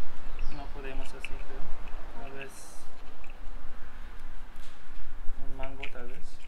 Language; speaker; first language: Spanish; non-native, learner; German